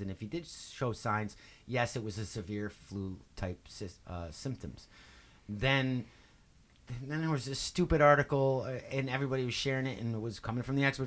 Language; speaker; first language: English; native; English